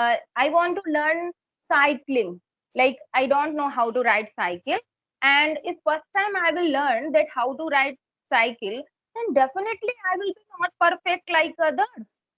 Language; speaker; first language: English; non-native, fluent; Hindi